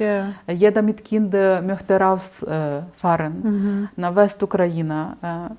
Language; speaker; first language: German; non-native, learner; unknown